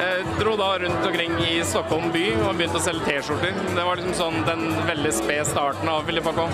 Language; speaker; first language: Norwegian; native; Norwegian